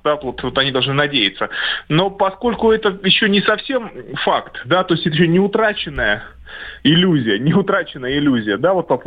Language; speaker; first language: Russian; native; Russian